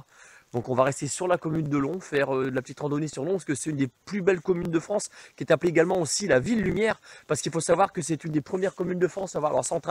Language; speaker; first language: French; native; French